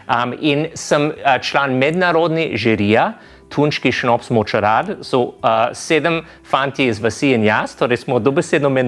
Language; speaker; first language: Slovenian; non-native, fluent; English